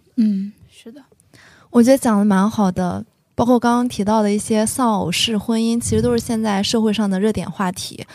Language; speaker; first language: Chinese; native; Chinese